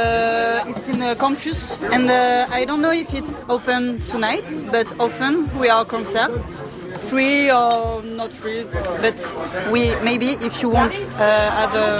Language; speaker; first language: English; non-native, learner; French